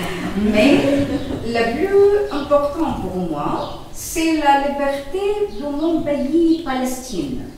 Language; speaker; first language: French; non-native, learner; Arabic